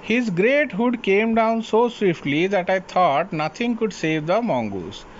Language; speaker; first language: English; non-native, local second language; Hindi